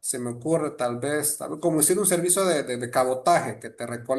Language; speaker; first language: Spanish; native; Spanish